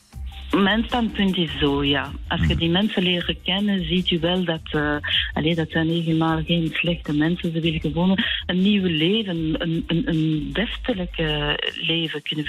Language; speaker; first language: Dutch; non-native, local second language; French